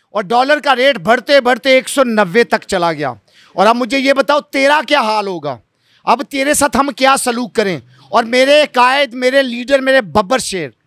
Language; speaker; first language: Urdu; non-native, local second language; Punjabi